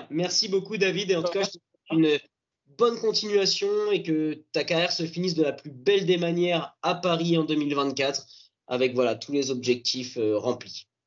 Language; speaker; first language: French; native; French